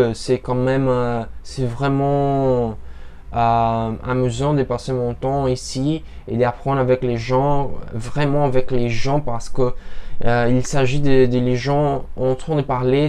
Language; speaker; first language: French; non-native, learner; Portuguese